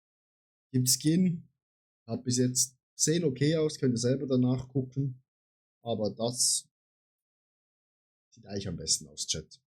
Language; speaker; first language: German; native; German